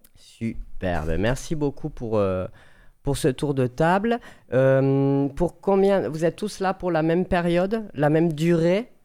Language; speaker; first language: French; native; French